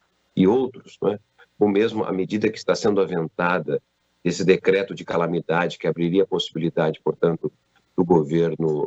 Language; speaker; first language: Portuguese; native; Portuguese